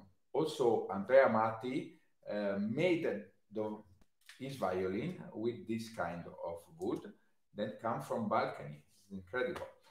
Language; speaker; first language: English; non-native, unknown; Italian